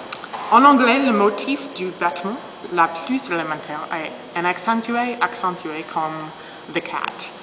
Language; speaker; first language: French; non-native, learner; English